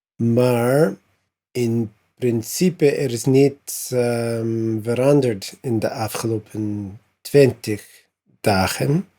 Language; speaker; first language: Dutch; non-native, learner; English